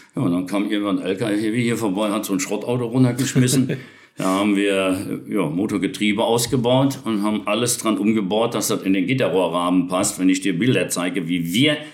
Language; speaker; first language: German; native; German